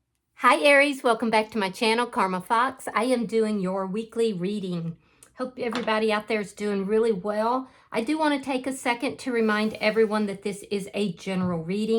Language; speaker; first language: English; native; English